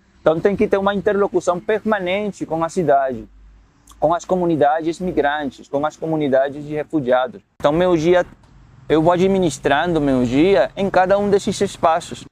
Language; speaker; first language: Portuguese; non-native, fluent; Spanish